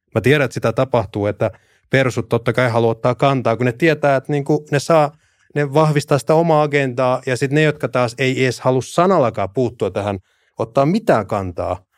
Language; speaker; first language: Finnish; early bilingual, other home language; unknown